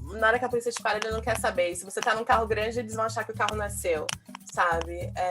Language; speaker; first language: Portuguese; native; Portuguese